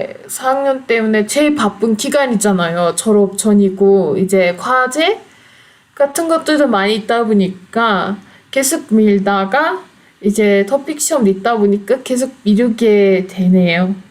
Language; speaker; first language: Korean; non-native, fluent; Turkish